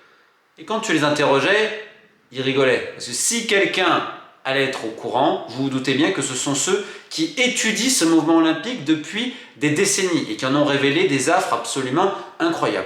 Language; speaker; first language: French; native; French